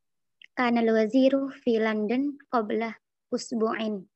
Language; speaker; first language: Arabic; non-native, learner; Indonesian